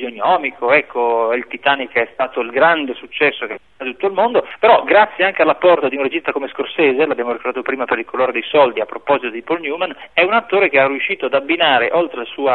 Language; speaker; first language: Italian; native; Italian